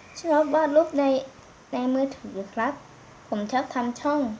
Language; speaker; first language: Thai; native; Thai